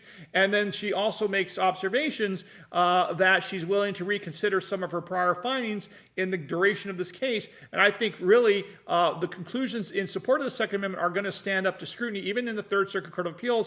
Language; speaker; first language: English; native; English